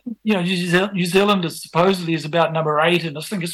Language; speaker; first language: English; native; English